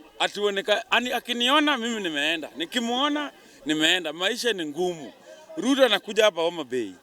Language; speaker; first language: Swahili; non-native, local second language; Luo (Kenya and Tanzania)